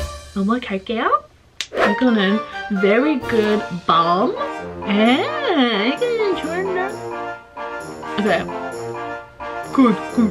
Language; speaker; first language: Korean; non-native, learner; English